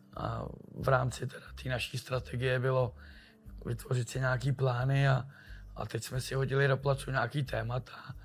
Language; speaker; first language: Czech; native; Czech